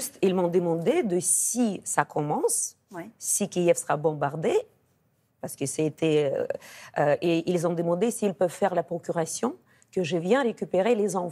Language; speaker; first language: French; non-native, fluent; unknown